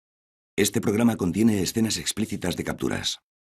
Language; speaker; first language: Spanish; native; Spanish